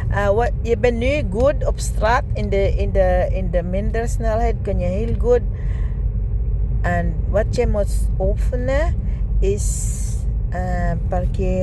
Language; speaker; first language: Dutch; non-native, learner; Filipino